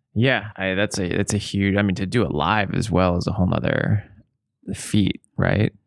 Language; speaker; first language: English; native; English